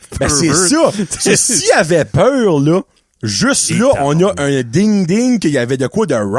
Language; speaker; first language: French; native; French